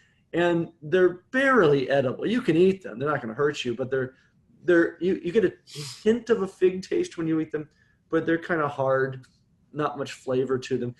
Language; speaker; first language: English; native; English